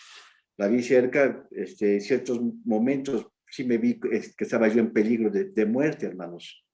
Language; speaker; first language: Spanish; native; Spanish